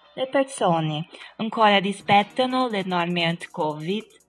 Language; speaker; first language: Italian; non-native, fluent; Portuguese